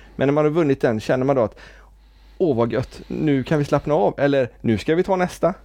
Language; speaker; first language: Swedish; native; Swedish